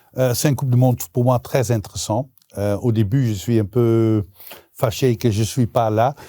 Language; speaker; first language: French; non-native, local second language; Dutch